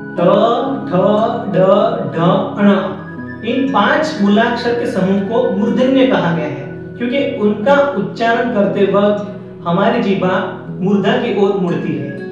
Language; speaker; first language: Hindi; non-native, local second language; Gujarati